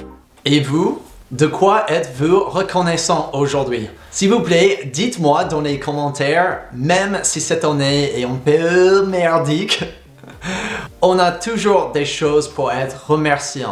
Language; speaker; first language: French; non-native, fluent; English